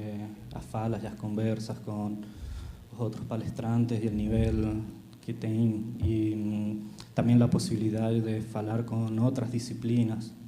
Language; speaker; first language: Portuguese; non-native, fluent; Spanish